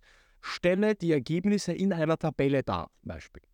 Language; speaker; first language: German; native; German